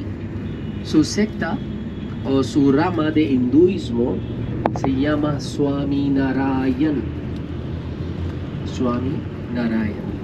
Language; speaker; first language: Spanish; non-native, fluent; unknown